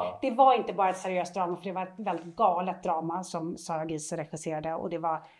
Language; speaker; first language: Swedish; native; Swedish